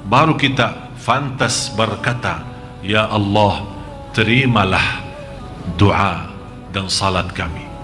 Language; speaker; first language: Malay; non-native, fluent; Arabic